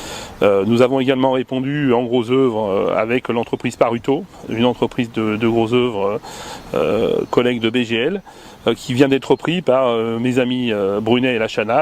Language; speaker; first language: French; native; French